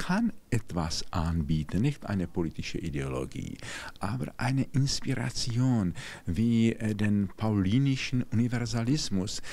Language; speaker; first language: German; non-native, fluent; Czech